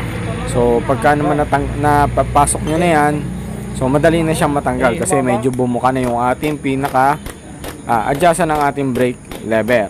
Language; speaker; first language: Filipino; native; Filipino